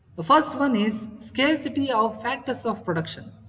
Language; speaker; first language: English; non-native, local second language; Kannada